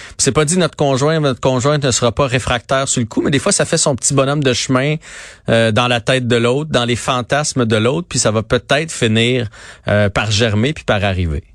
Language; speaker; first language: French; native; French